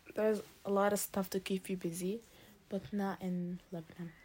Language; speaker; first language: English; early bilingual, other home language; Arabic